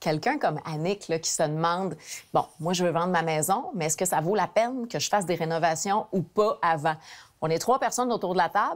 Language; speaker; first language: French; native; French